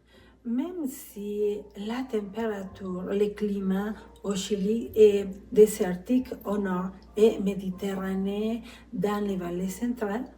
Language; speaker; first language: French; non-native, fluent; Spanish